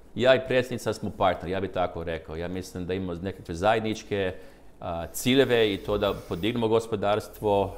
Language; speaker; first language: Croatian; early bilingual, heritage; Croatian